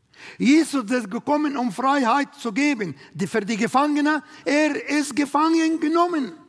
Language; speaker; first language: German; non-native, learner; Arabic